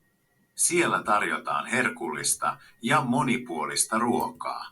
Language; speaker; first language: Finnish; non-native, learner; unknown